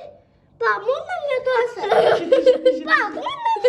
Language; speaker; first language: Russian; non-native, local second language; Kazakh